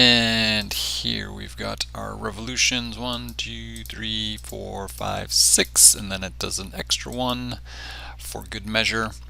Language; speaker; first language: English; native; English